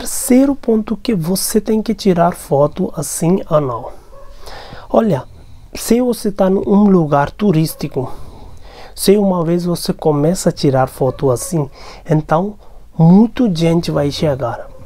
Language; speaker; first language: Portuguese; non-native, learner; Hindi